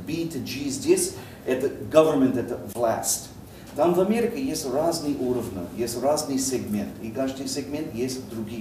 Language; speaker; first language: Russian; non-native, fluent; English